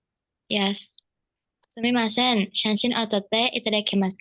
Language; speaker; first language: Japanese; non-native, learner; Indonesian